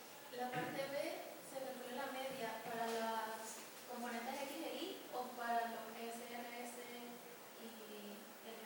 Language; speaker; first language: Spanish; native; Spanish